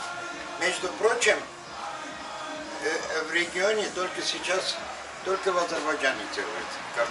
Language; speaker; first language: Russian; non-native, local second language; Azerbaijani